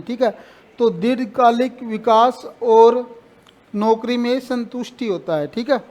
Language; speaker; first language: Hindi; native; Hindi